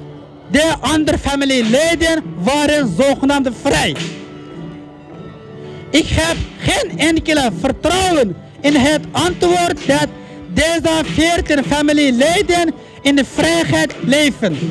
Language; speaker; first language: Dutch; non-native, fluent; Uyghur